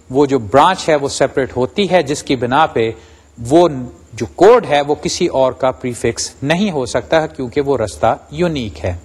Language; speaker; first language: Urdu; native; Urdu